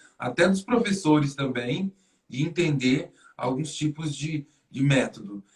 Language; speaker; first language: Portuguese; native; Portuguese